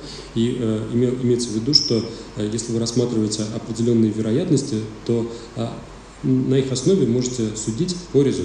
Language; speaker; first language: Russian; native; Russian